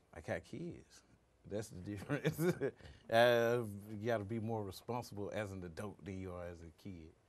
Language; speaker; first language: English; native; English